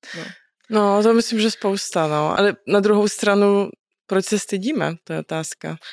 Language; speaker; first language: Czech; native; Czech